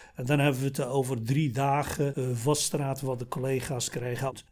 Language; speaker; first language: Dutch; non-native, fluent; Arabic